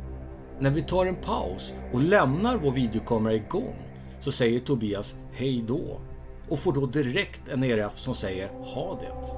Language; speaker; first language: Swedish; native; Swedish